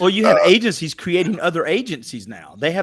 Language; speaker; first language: English; native; English